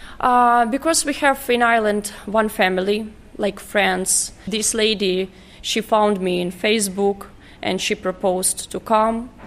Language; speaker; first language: English; non-native, fluent; Ukrainian